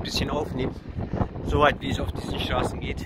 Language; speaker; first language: German; early bilingual, other home language; Turkish